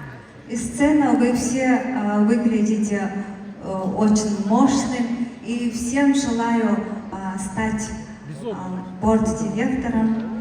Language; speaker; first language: Russian; non-native, learner; Mongolian